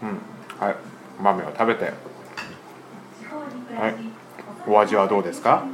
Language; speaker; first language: Japanese; native; Japanese